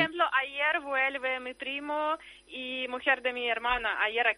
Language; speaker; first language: Spanish; non-native, learner; Ukrainian